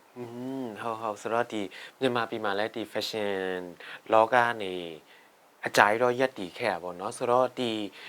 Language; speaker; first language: Burmese; non-native, local second language; Shan